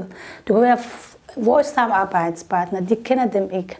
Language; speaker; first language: Danish; non-native, fluent; Arabic